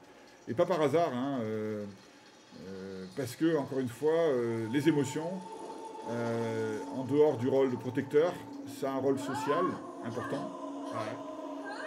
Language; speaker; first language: French; native; French